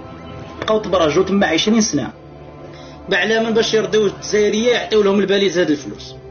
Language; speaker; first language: Arabic; native; Arabic